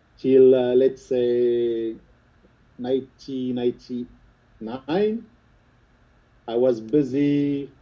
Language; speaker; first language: English; non-native, fluent; French